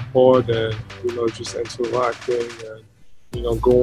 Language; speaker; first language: English; non-native, local second language; French